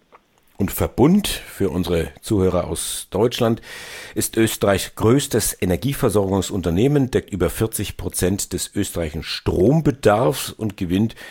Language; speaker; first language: German; native; German